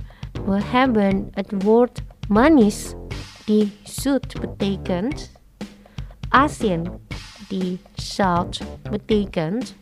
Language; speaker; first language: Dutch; non-native, learner; Indonesian